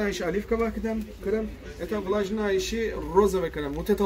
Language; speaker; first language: Russian; non-native, learner; Turkish